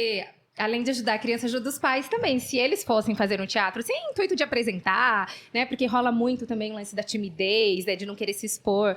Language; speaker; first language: Portuguese; native; Portuguese